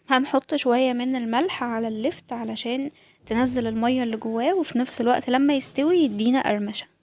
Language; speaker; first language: Arabic; native; Arabic